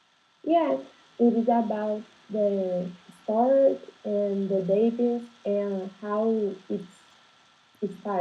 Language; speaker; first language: English; non-native, learner; Portuguese